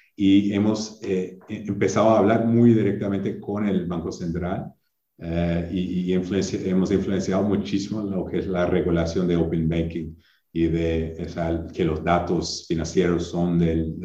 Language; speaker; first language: Spanish; non-native, fluent; English